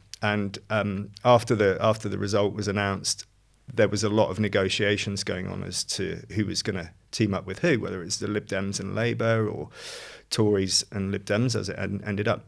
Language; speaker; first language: English; native; English